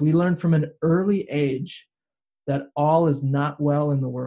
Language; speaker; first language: English; native; English